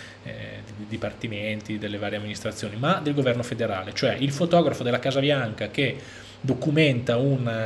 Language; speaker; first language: Italian; native; Italian